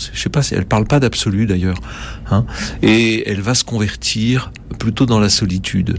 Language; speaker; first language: French; native; French